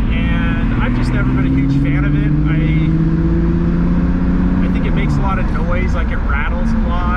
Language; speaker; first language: English; native; English